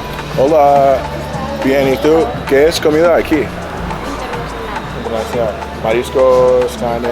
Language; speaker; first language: Spanish; non-native, learner; English